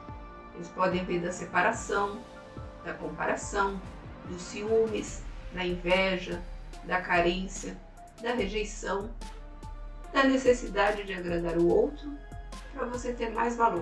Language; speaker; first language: Portuguese; native; Portuguese